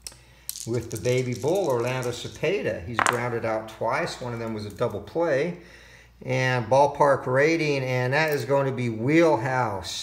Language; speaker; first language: English; native; English